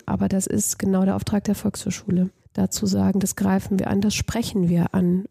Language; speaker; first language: German; native; German